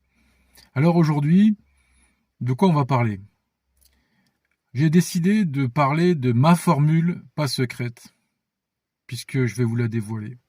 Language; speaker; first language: French; native; French